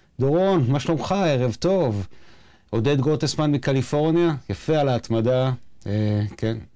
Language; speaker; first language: Hebrew; native; Hebrew